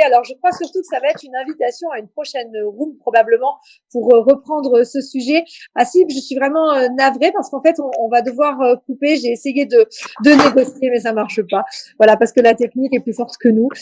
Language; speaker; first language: French; native; French